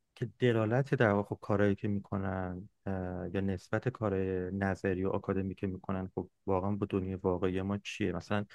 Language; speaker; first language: Persian; native; Persian